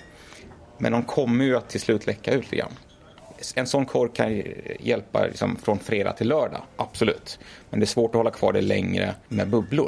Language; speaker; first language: Swedish; native; Swedish